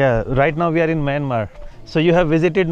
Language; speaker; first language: English; non-native, local second language; Hindi